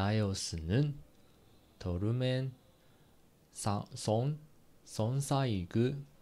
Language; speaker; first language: Korean; non-native, learner; Chinese